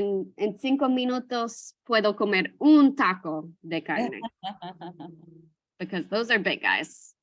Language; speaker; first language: Spanish; non-native, fluent; English